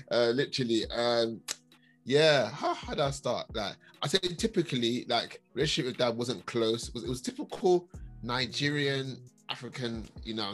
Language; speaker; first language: English; native; English